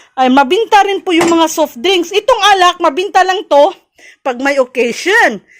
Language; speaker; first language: Filipino; non-native, local second language; Cebuano